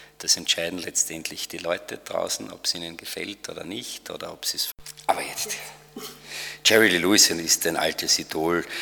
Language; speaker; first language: German; native; German